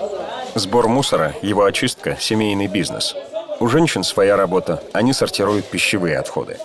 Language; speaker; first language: Russian; native; Russian